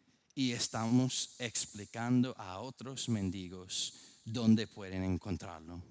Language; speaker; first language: Spanish; non-native, fluent; English